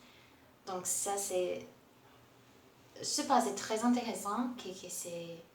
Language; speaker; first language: French; non-native, learner; Portuguese